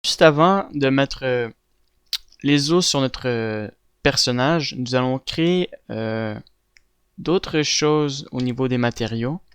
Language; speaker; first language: French; native; French